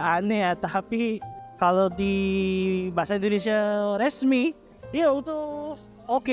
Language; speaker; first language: Indonesian; non-native, fluent; Filipino